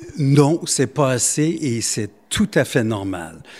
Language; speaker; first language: French; non-native, local second language; English